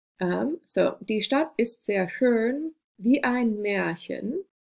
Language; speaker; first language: German; non-native, fluent; English